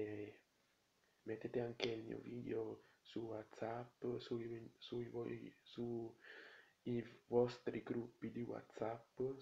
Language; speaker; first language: Italian; native; Italian